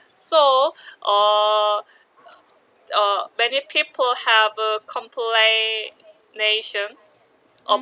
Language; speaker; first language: English; non-native, learner; Korean